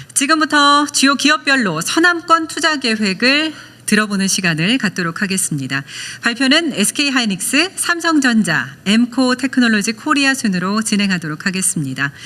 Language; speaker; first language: Korean; native; Korean